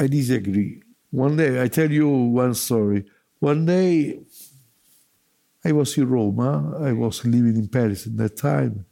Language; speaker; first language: English; non-native, learner; Italian